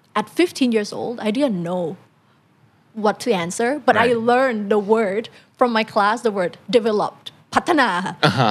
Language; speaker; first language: English; non-native, fluent; Thai